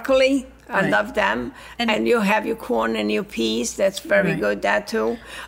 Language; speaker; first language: English; non-native, fluent; Italian